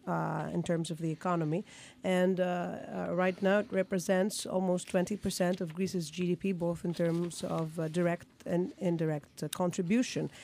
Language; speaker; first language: English; non-native, fluent; Greek